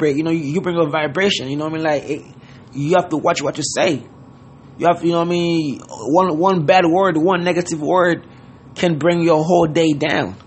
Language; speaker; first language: English; non-native, fluent; Haitian Creole